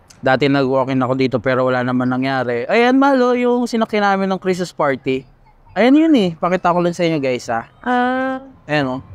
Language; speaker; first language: Filipino; non-native, local second language; Hiligaynon